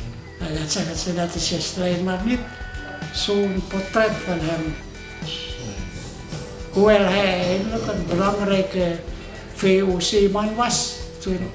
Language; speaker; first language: Dutch; non-native, fluent; Indonesian